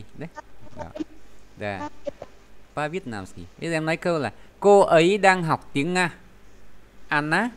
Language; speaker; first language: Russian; non-native, fluent; Vietnamese